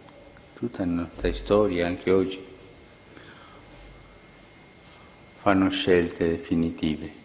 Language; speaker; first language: Italian; non-native, fluent; Spanish